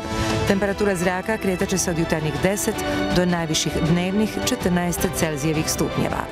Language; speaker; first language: Serbian; native; Serbian